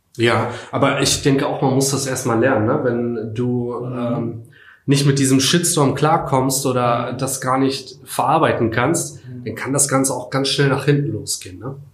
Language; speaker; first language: German; native; German